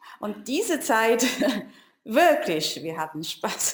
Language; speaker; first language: German; non-native, learner; Chinese